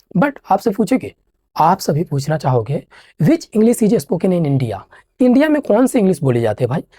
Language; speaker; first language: Hindi; native; Hindi